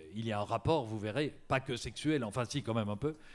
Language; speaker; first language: French; native; French